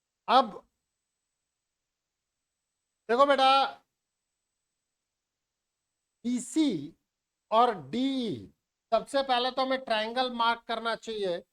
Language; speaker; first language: Hindi; native; Hindi